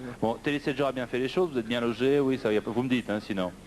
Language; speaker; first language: French; native; French